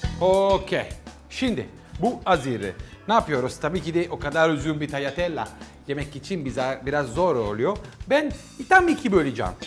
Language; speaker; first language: Turkish; non-native, learner; Italian